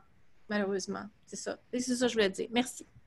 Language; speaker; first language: French; native; French